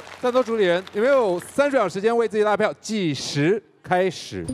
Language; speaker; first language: Chinese; native; Chinese